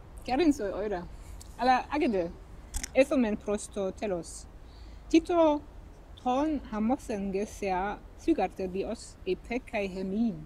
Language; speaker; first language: Greek; non-native, fluent; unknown